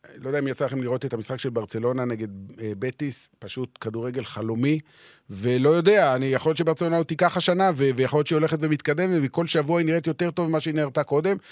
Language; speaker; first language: Hebrew; native; Hebrew